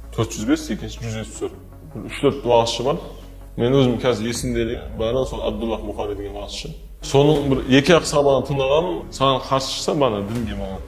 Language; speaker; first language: Kazakh; non-native, local second language; Uzbek